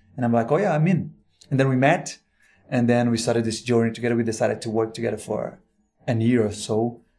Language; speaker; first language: English; non-native, fluent; Portuguese